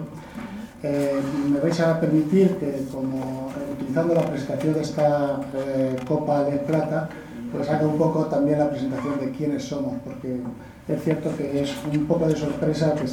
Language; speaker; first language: Spanish; native; Spanish